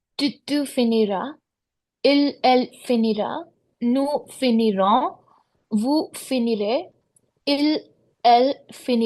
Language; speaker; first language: French; non-native, learner; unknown